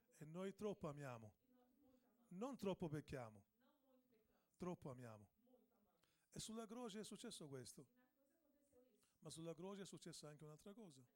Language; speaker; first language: Italian; native; Italian